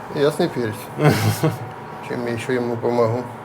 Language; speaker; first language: Russian; native; Russian